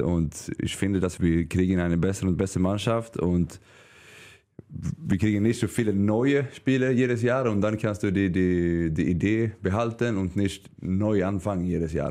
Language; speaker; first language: German; non-native, learner; Swedish